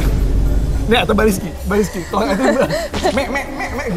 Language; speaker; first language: Russian; non-native, learner; Indonesian